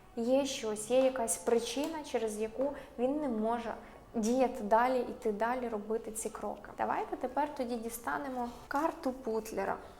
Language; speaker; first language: Ukrainian; non-native, local second language; Russian